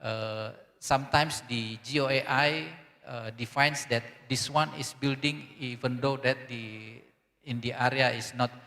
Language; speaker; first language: English; non-native, learner; Indonesian